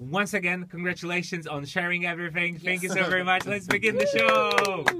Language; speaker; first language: English; non-native, fluent; Polish